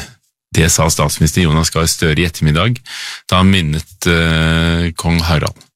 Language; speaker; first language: Norwegian; native; Norwegian